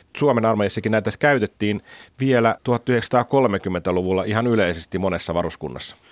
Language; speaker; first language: Finnish; native; Finnish